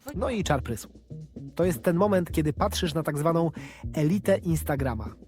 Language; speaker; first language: Polish; native; Polish